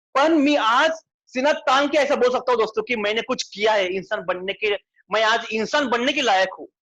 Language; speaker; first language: Hindi; non-native, local second language; Marathi